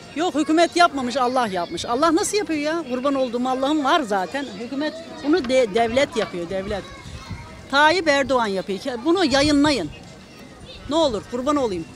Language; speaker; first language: Turkish; native; Turkish